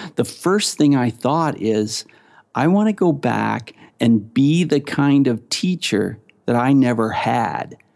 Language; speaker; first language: English; native; English